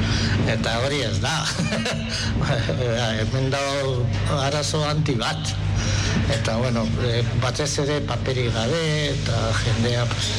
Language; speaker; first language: Basque; non-native, local second language; Spanish